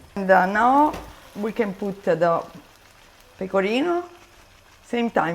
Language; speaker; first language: English; non-native, learner; Italian